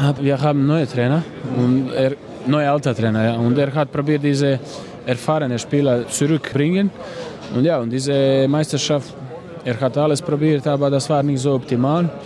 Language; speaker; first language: German; non-native, learner; Croatian